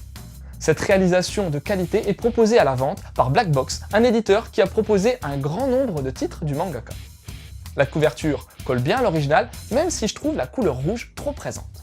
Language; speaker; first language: French; native; French